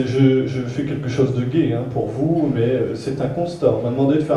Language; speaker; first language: French; native; French